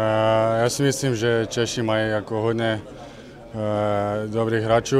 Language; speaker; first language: Czech; non-native, fluent; Slovenian